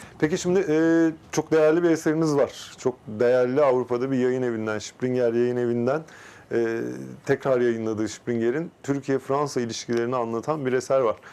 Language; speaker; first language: Turkish; native; Turkish